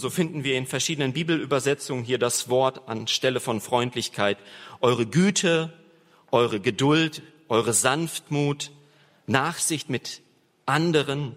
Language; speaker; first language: German; native; German